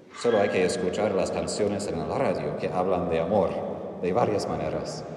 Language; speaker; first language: Spanish; non-native, fluent; English